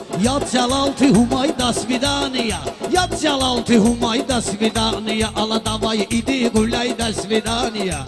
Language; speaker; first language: Russian; non-native, learner; Talysh